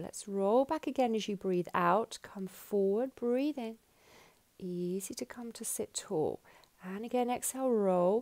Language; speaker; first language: English; native; English